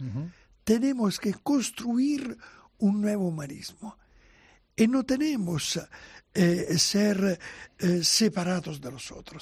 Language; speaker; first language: Spanish; non-native, fluent; Italian